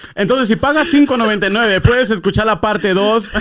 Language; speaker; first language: Spanish; early bilingual, heritage; Spanish